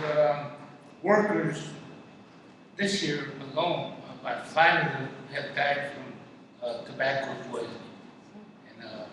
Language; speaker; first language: English; native; English